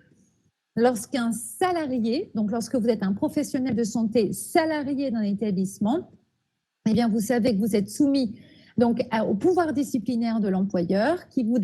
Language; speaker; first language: French; native; French